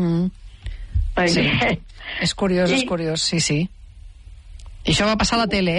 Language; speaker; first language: Catalan; native; Catalan